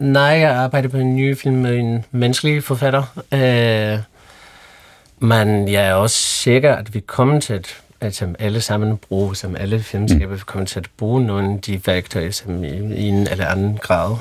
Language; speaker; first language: Danish; non-native, fluent; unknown